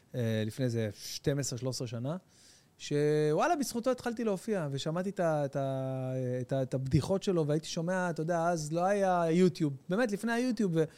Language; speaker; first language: Hebrew; native; Hebrew